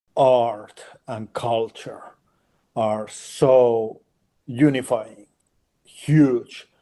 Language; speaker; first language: English; non-native, fluent; Finnish